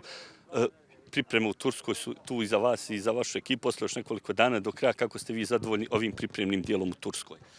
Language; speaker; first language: Bosnian; native; Bosnian